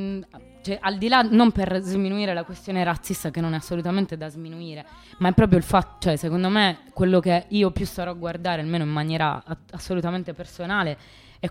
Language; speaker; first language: Italian; native; Italian